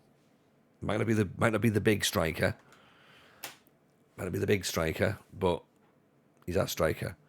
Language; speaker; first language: English; native; English